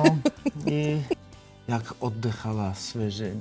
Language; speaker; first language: Polish; non-native, learner; Georgian